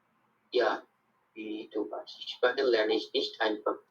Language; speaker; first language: German; non-native, learner; Bangla